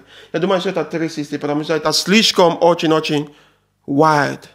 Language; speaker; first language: Russian; non-native, learner; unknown